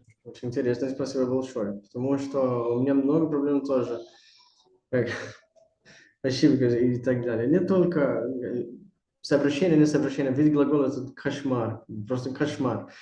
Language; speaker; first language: Russian; non-native, learner; Portuguese